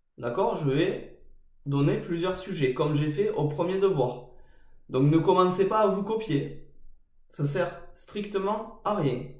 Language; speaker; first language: French; native; French